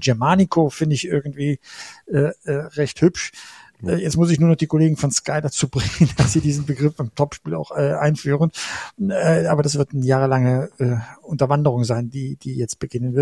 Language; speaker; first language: German; native; German